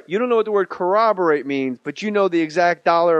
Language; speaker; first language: English; native; English